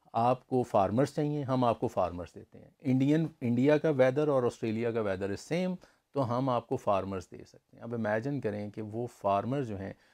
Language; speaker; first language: Urdu; native; Urdu